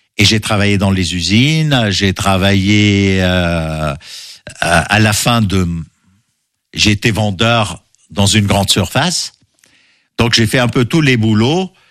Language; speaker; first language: French; non-native, local second language; Arabic